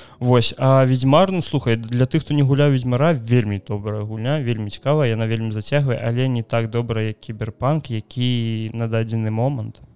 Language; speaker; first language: Belarusian; non-native, local second language; Russian